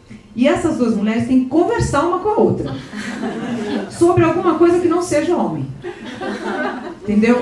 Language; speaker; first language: Portuguese; native; Portuguese